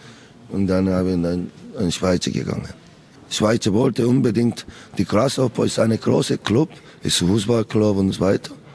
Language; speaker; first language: German; non-native, learner; Korean